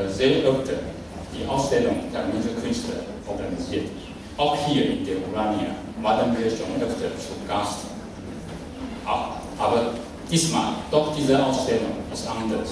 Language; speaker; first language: German; non-native, fluent; Chinese